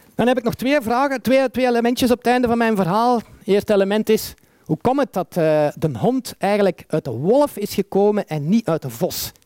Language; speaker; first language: Dutch; native; Dutch